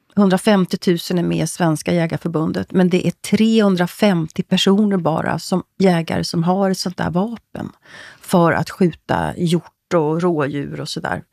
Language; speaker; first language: Swedish; native; Swedish